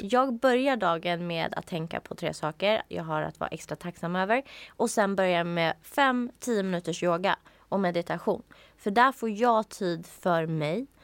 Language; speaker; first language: Swedish; native; Swedish